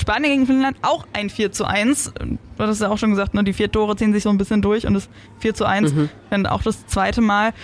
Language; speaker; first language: German; native; German